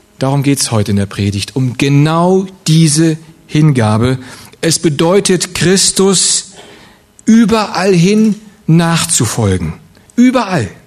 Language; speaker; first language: German; early bilingual, other home language; Russian